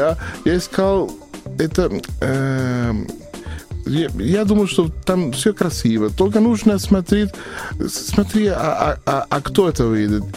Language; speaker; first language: Russian; non-native, learner; Spanish